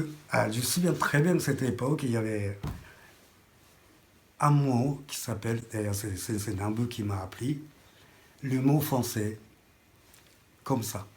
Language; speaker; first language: French; non-native, learner; Japanese